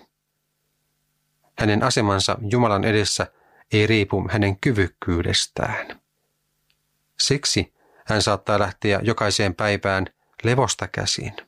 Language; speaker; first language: Finnish; native; Finnish